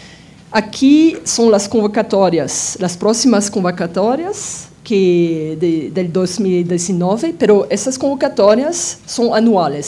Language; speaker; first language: Spanish; non-native, fluent; French